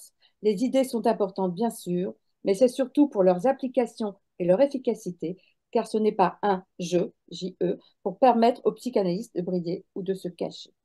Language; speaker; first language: French; native; French